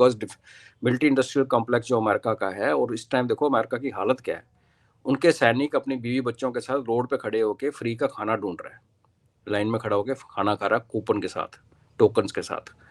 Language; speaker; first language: Hindi; non-native, local second language; Kashmiri